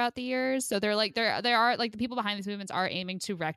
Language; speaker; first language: English; native; English